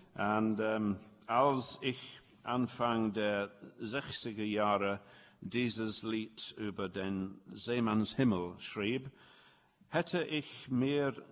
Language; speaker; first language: German; non-native, learner; English